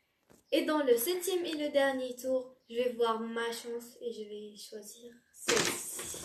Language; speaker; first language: French; non-native, local second language; Arabic